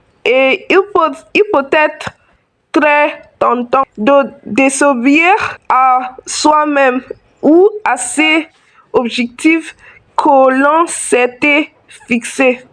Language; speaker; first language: French; non-native, learner; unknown